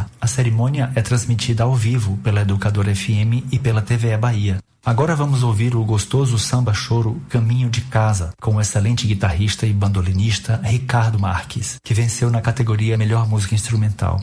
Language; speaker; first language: Portuguese; native; Portuguese